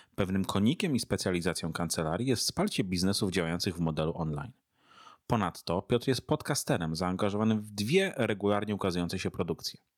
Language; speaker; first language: Polish; native; Polish